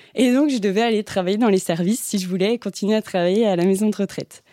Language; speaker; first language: French; native; French